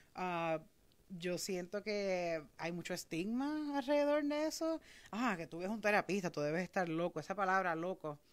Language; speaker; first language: Spanish; native; Spanish